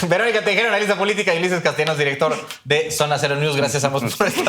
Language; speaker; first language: Spanish; native; Spanish